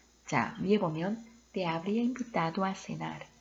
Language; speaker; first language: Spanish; non-native, fluent; Korean